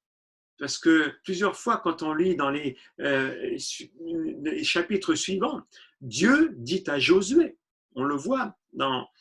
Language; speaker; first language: French; native; French